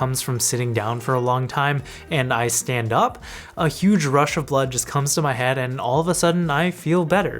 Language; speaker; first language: English; native; English